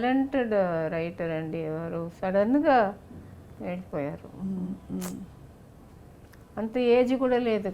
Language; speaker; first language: Telugu; non-native, local second language; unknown